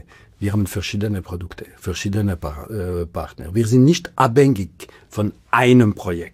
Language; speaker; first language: German; non-native, local second language; French